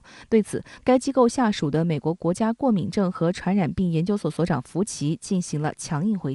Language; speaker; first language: Chinese; native; Chinese